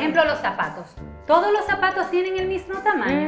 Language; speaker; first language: Spanish; native; Spanish